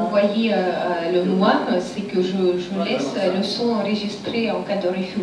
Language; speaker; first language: French; non-native, fluent; Russian